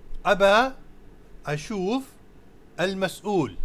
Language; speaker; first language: Arabic; non-native, fluent; Urdu